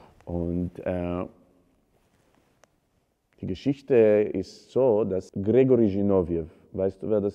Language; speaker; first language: German; non-native, fluent; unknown